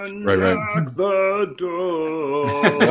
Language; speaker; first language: English; native; English